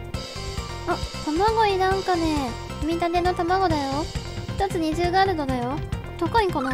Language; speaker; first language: Japanese; native; Japanese